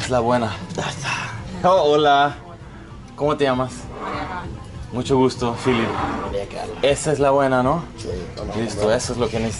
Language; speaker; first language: Spanish; non-native, fluent; Dutch